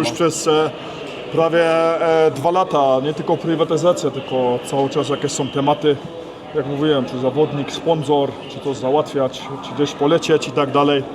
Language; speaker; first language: Polish; early bilingual, heritage; Polish